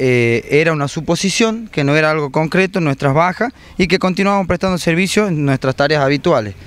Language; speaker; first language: Spanish; native; Spanish